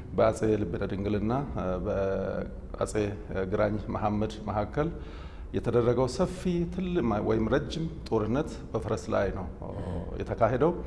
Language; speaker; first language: Amharic; non-native, local second language; Oromo